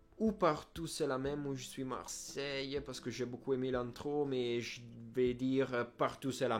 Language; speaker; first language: French; non-native, fluent; Italian